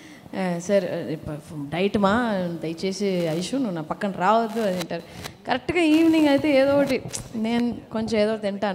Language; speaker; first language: Telugu; native; Telugu